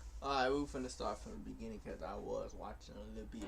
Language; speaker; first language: English; native; English